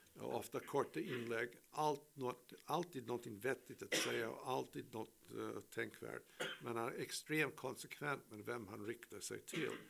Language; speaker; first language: Swedish; non-native, fluent; English